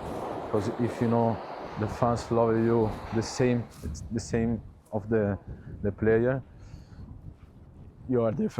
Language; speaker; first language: English; non-native, learner; Italian